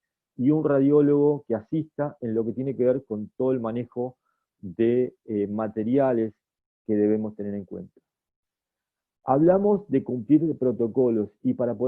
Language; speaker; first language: Spanish; native; Spanish